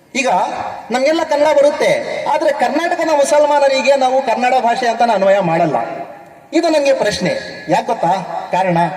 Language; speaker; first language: Kannada; non-native, local second language; Urdu